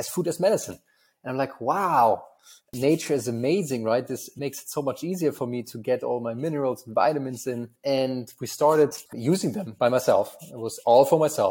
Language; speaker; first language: English; non-native, fluent; German